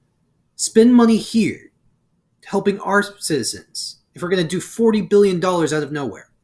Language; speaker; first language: English; native; English